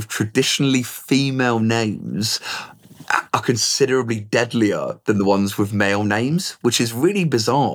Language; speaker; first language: English; native; English